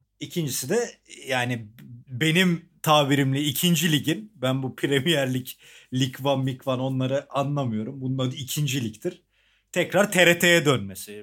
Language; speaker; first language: Turkish; native; Turkish